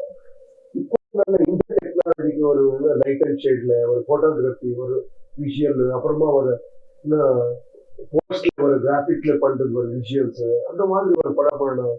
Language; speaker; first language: Tamil; non-native, learner; Kannada